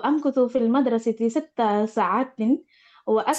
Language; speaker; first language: Arabic; non-native, learner; Urdu